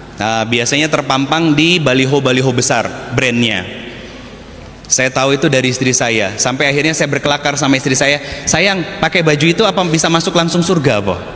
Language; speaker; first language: Indonesian; native; Indonesian